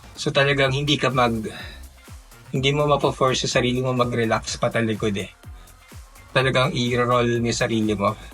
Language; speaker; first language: Filipino; native; Filipino